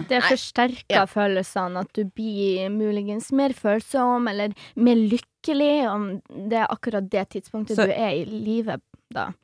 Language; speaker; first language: Norwegian; non-native, fluent; Polish